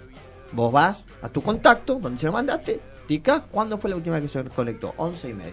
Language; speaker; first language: Spanish; native; Spanish